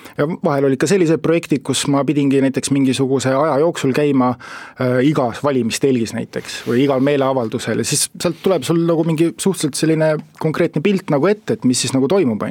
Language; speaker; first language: Estonian; native; Estonian